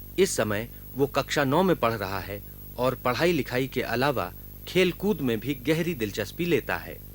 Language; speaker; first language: Hindi; native; Hindi